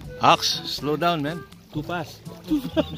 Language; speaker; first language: English; non-native, learner; Filipino